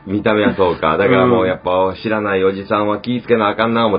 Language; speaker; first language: Japanese; native; Japanese